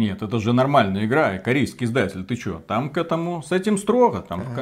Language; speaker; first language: Russian; native; Russian